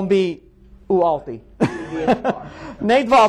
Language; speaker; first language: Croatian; non-native, learner; English